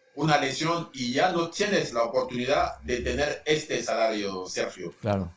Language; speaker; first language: Spanish; non-native, fluent; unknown